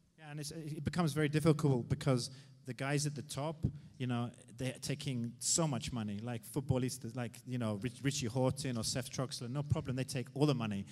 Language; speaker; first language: English; native; English